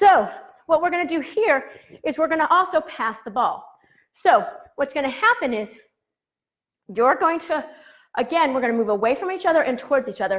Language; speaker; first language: English; native; English